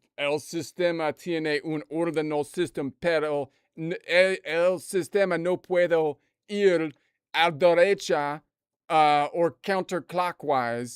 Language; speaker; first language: Spanish; non-native, learner; English